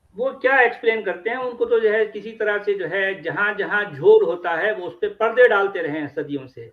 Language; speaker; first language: Urdu; native; Urdu